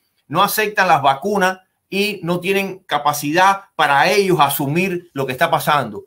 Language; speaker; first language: Spanish; native; Spanish